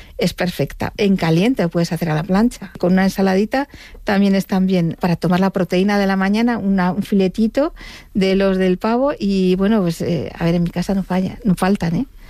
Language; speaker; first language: Spanish; native; Spanish